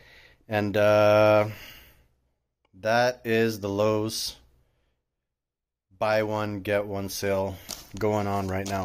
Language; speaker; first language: English; native; English